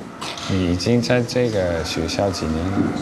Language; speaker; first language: Chinese; non-native, fluent; Dutch